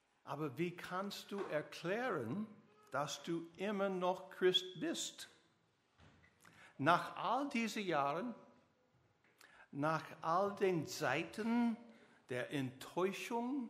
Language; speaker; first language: German; non-native, learner; English